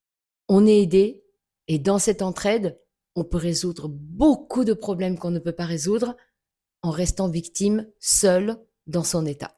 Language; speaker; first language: French; native; French